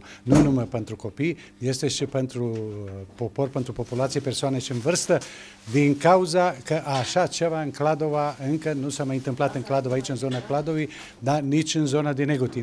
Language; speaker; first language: Romanian; early bilingual, heritage; Romanian